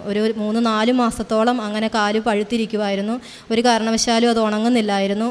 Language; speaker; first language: Malayalam; native; Malayalam